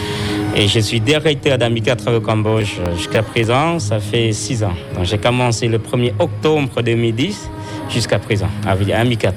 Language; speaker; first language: French; non-native, local second language; Khmer